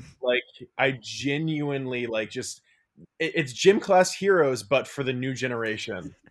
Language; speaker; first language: English; native; English